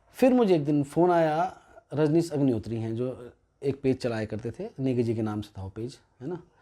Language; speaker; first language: Hindi; non-native, local second language; Garhwali